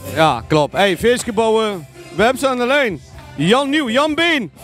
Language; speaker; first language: Dutch; non-native, local second language; Limburgish